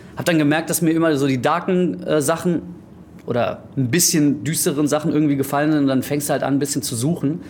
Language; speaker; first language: German; early bilingual, heritage; German